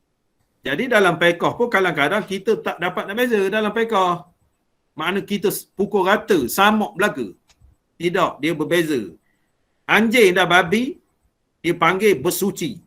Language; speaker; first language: Malay; native; Malay